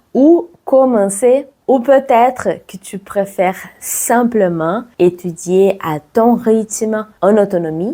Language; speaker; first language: French; non-native, fluent; Portuguese